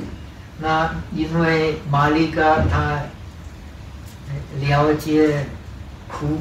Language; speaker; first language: Chinese; non-native, fluent; Czech